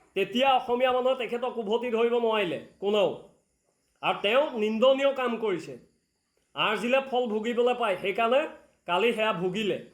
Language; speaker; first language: Assamese; native; Assamese